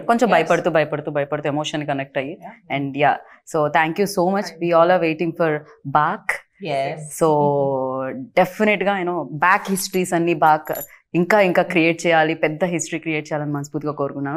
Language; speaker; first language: Telugu; native; Telugu